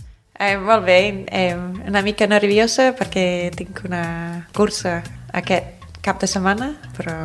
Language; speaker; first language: Catalan; non-native, fluent; English